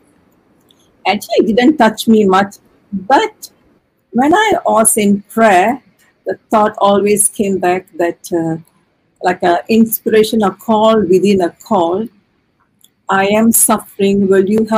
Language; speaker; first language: English; non-native, local second language; Tamil